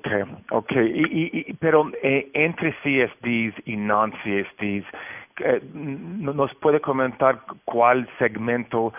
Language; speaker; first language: Spanish; non-native, fluent; Portuguese